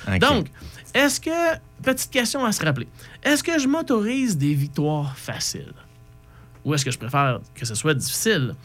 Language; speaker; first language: French; native; French